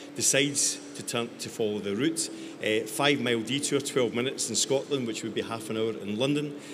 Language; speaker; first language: English; native; English